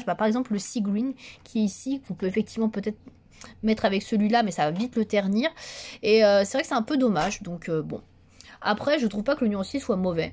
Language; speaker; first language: French; native; French